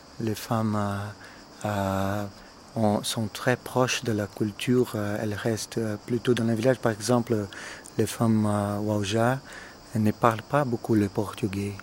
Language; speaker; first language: French; non-native, fluent; Portuguese